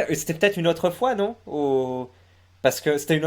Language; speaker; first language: French; native; French